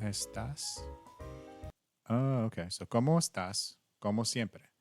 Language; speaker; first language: Spanish; non-native, learner; English